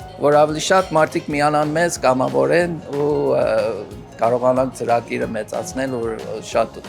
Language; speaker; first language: Armenian; early bilingual, heritage; Armenian